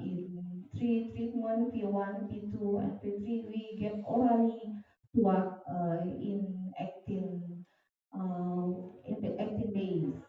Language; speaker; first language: English; non-native, learner; Indonesian